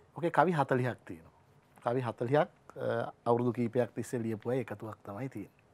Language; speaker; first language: Sinhala; native; Sinhala